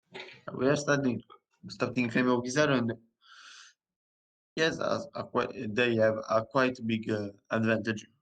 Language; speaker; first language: English; non-native, learner; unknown